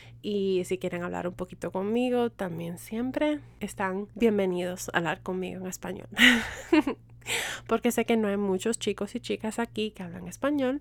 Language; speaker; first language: Spanish; early bilingual, heritage; Spanish